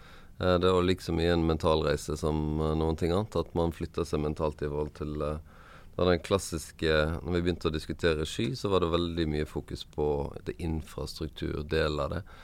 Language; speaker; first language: Norwegian; native; Norwegian